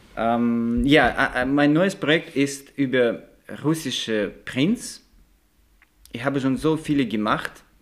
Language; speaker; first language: German; non-native, learner; Russian